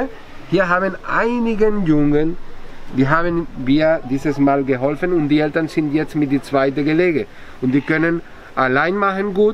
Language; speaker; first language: German; non-native, fluent; Spanish